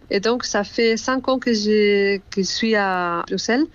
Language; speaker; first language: French; non-native, fluent; Spanish